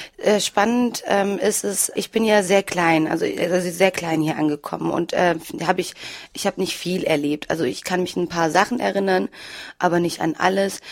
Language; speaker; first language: German; early bilingual, other home language; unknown